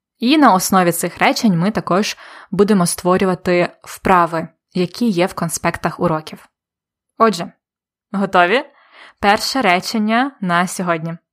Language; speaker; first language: Ukrainian; native; Ukrainian